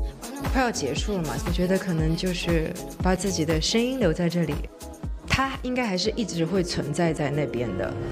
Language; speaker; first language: Chinese; native; Chinese